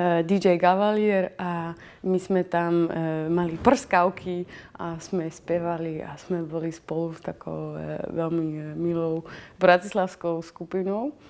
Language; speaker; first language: Slovak; non-native, fluent; Dutch